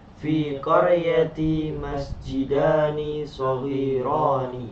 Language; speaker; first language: Arabic; non-native, learner; Indonesian